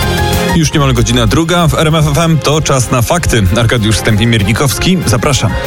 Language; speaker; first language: Polish; native; Polish